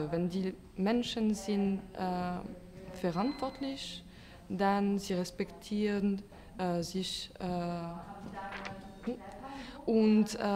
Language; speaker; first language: German; non-native, fluent; French